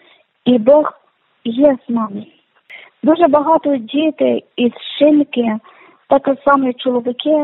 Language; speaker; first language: Ukrainian; non-native, learner; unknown